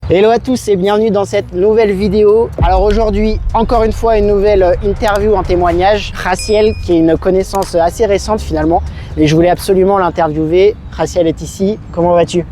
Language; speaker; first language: French; native; French